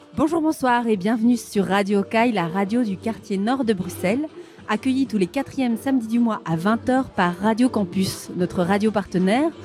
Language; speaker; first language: French; native; French